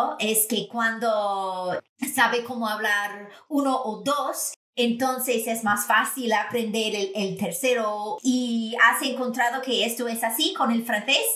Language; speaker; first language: Spanish; non-native, fluent; English